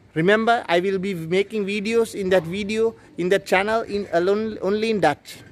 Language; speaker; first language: English; non-native, local second language; Sinhala